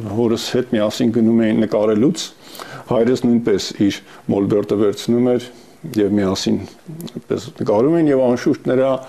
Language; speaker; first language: Armenian; native; Armenian